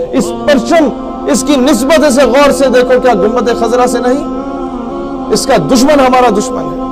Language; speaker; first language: Urdu; non-native, local second language; Punjabi